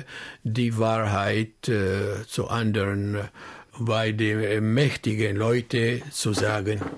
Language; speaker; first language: German; non-native, fluent; Arabic